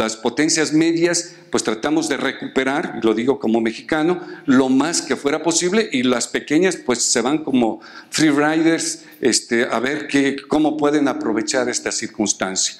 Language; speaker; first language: Spanish; native; Spanish